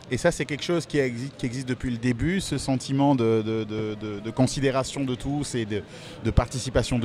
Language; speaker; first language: French; native; French